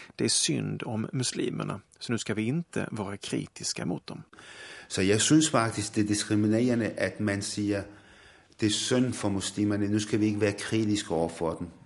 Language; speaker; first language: Swedish; non-native, fluent; Arabic